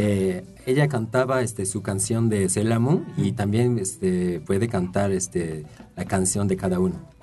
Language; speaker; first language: Spanish; non-native, fluent; Japanese